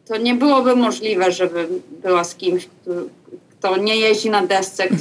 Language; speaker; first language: Polish; early bilingual, heritage; Polish